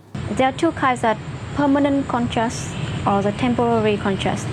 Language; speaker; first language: English; non-native, fluent; Vietnamese